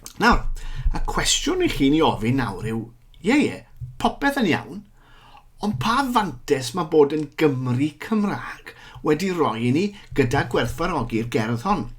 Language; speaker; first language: Welsh; native; Welsh